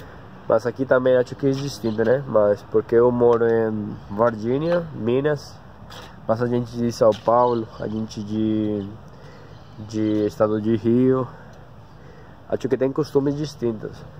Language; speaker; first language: Portuguese; non-native, learner; Spanish